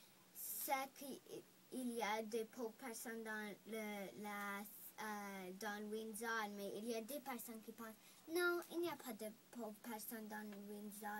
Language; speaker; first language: French; non-native, local second language; English